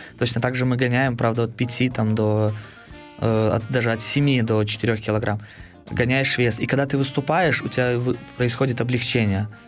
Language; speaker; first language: Russian; native; Russian